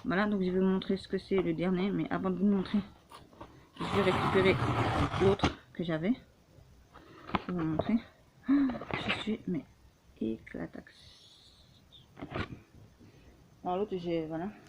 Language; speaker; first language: French; native; French